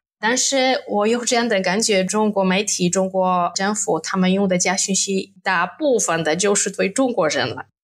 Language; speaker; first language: Chinese; non-native, fluent; Polish